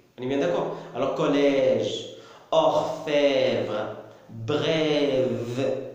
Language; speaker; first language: French; non-native, local second language; Arabic